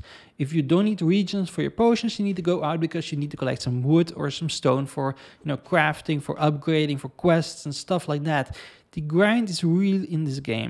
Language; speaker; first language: English; non-native, fluent; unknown